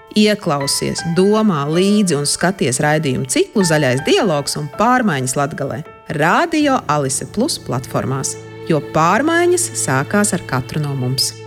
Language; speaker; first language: Latvian; native; Latvian